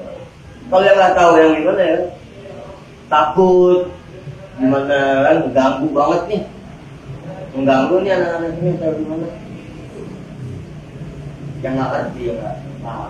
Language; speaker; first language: Indonesian; native; Indonesian